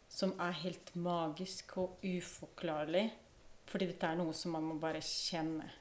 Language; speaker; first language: Norwegian; non-native, fluent; Ukrainian